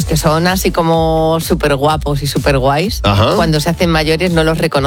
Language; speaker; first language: Spanish; native; Spanish